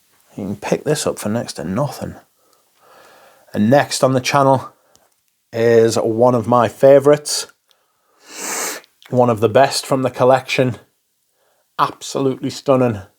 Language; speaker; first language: English; native; English